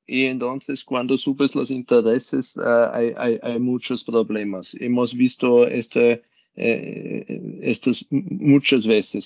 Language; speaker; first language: Spanish; non-native, learner; German